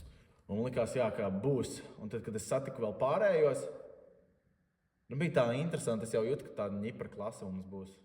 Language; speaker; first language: Latvian; native; Latvian